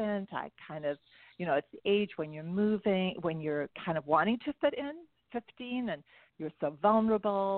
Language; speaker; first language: English; native; English